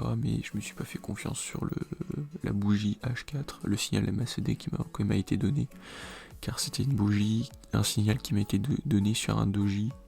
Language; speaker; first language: French; native; French